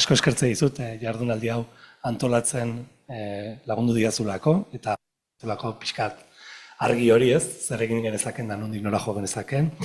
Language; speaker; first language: Basque; native; Basque